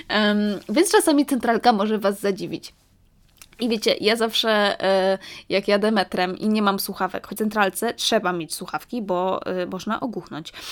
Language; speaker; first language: Polish; early bilingual, heritage; Polish